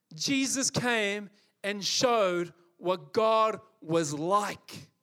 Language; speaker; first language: English; native; English